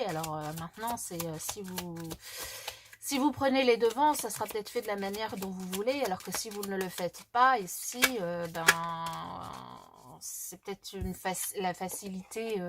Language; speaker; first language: French; native; French